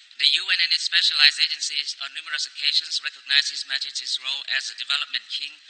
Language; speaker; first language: English; non-native, fluent; Thai